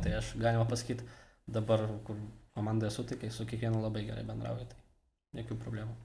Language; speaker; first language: Lithuanian; non-native, local second language; Russian